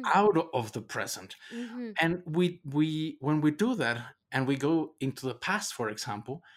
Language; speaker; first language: English; non-native, fluent; Spanish